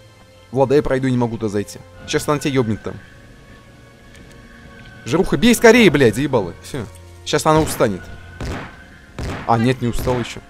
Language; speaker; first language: Russian; native; Russian